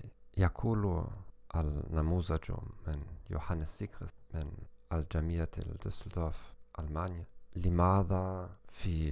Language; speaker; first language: Arabic; non-native, learner; German